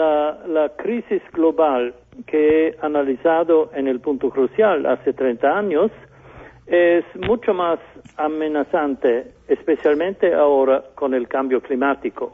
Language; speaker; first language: Spanish; non-native, fluent; German